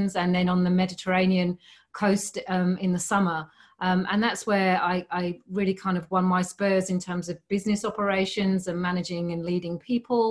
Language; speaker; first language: English; native; English